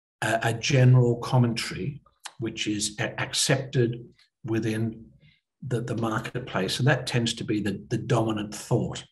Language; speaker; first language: English; native; English